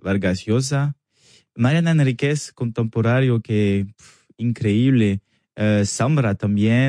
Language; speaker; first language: Spanish; non-native, learner; French